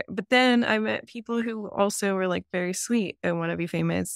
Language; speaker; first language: English; native; English